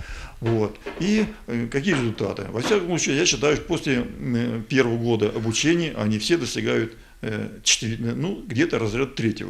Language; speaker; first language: Russian; native; Russian